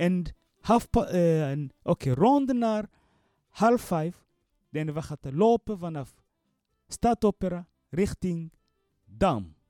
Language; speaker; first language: Dutch; non-native, learner; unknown